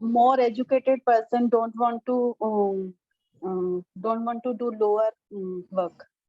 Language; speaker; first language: English; non-native, learner; Hindi